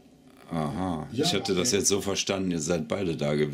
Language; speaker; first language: German; native; German